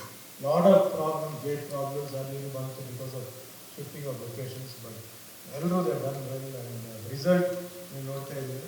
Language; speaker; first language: Kannada; non-native, fluent; Tulu